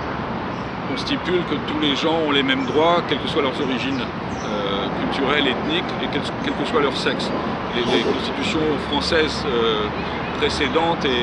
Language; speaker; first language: French; native; French